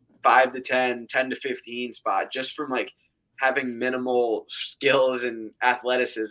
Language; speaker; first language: English; native; English